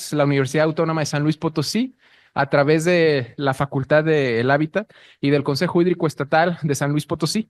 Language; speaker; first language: Spanish; native; Spanish